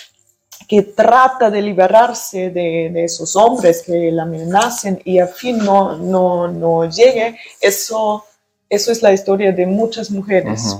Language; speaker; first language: Spanish; early bilingual, heritage; German